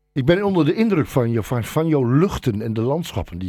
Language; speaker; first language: Dutch; native; Dutch